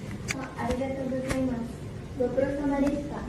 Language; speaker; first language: Japanese; non-native, learner; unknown